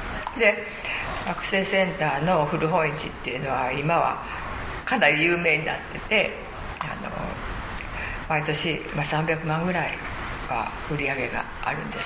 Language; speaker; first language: Japanese; native; Japanese